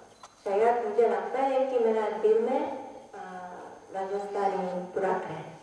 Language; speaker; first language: Hindi; non-native, learner; Japanese